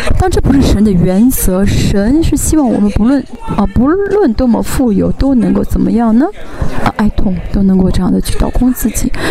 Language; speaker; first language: Chinese; non-native, fluent; Korean